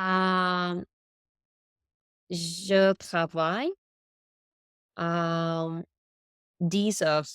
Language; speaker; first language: French; non-native, learner; Russian